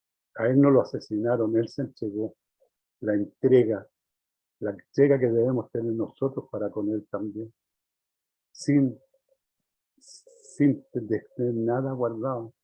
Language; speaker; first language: Spanish; native; Spanish